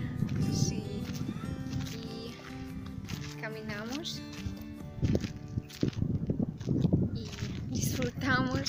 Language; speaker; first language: Spanish; non-native, learner; Russian